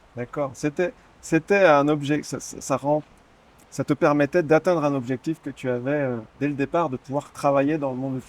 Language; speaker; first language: French; native; French